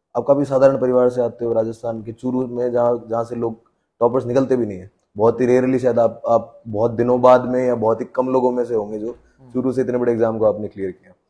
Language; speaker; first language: Hindi; native; Hindi